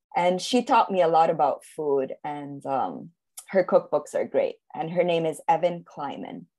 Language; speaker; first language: English; early bilingual, heritage; Italian